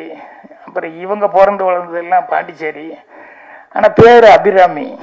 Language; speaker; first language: Tamil; native; Tamil